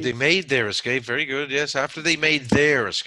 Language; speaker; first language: English; native; English